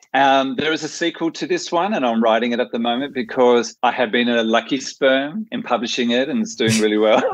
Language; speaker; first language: English; native; English